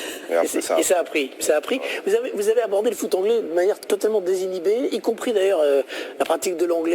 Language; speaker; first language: French; native; French